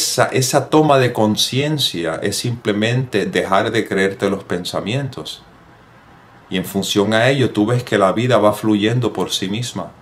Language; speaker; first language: Spanish; native; Spanish